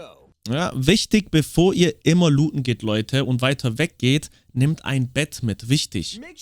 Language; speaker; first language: German; native; German